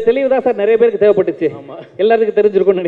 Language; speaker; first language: Tamil; native; Tamil